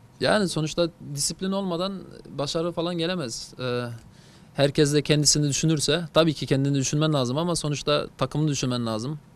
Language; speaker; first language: Turkish; early bilingual, heritage; Turkish